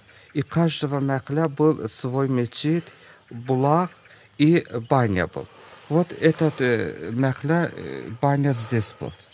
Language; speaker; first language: Russian; non-native, local second language; Azerbaijani